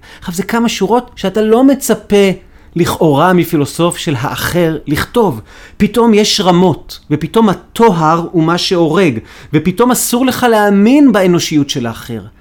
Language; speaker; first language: Hebrew; native; Hebrew